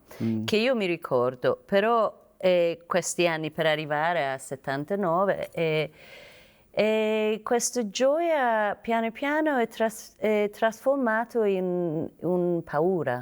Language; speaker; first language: Italian; non-native, fluent; Persian